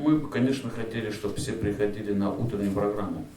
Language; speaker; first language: Russian; native; Russian